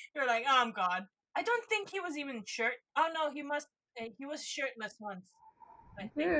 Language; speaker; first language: English; non-native, fluent; Estonian